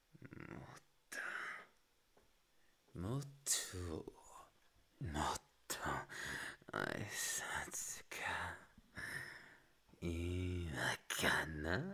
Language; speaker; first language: Japanese; non-native, learner; Spanish